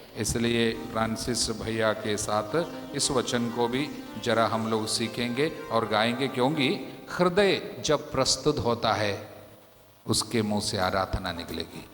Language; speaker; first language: Hindi; non-native, local second language; Malayalam